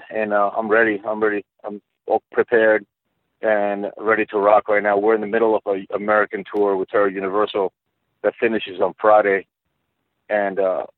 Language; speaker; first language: English; early bilingual, other home language; Spanish